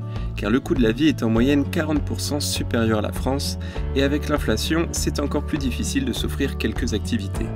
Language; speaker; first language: French; native; French